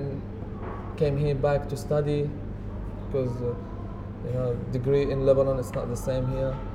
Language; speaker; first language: English; non-native, fluent; Arabic